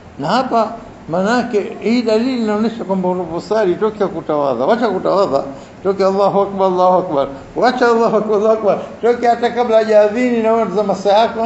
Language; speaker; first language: Swahili; native; Swahili